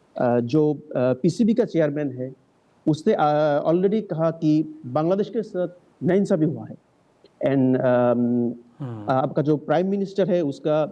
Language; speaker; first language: Hindi; non-native, learner; Bangla